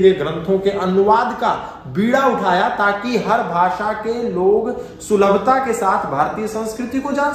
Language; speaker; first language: Hindi; native; Hindi